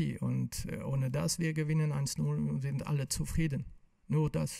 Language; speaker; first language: German; non-native, local second language; French